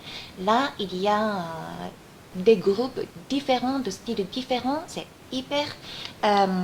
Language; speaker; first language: French; non-native, fluent; Japanese